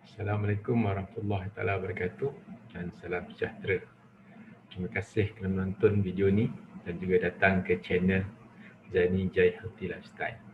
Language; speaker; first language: Malay; native; Malay